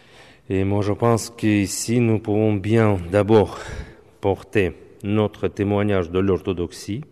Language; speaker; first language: French; non-native, fluent; Russian